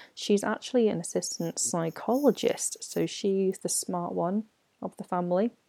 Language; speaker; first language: English; non-native, local second language; Cantonese